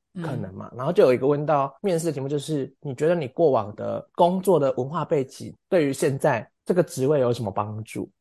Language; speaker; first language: Chinese; native; Chinese